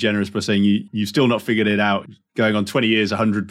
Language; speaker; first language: English; native; English